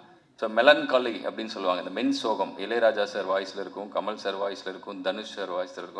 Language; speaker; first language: Tamil; native; Tamil